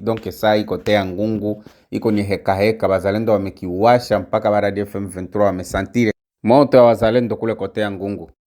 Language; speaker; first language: Swahili; native; Swahili